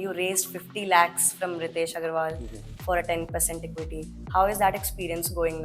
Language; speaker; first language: English; non-native, local second language; Hindi